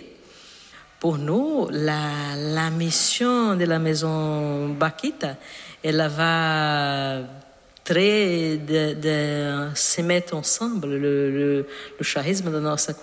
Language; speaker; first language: French; non-native, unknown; Portuguese